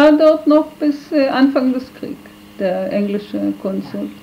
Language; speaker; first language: German; non-native, fluent; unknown